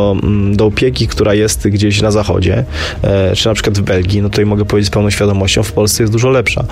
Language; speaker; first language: Polish; native; Polish